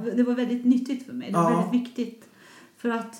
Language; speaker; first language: Swedish; non-native, fluent; Persian